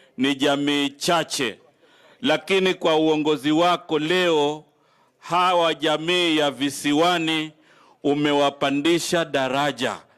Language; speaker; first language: Swahili; native; Swahili